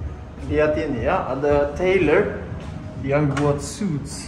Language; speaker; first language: Indonesian; non-native, fluent; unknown